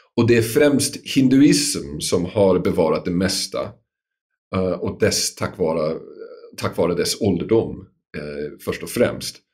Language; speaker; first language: Swedish; non-native, fluent; English